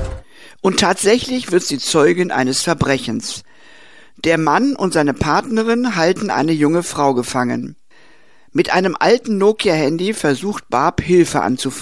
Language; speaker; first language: German; native; German